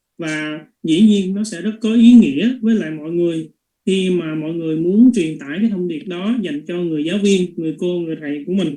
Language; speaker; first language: Vietnamese; native; Vietnamese